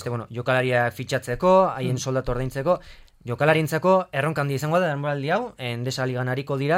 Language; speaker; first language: Basque; native; Basque